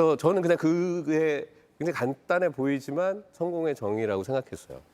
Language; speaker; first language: Korean; native; Korean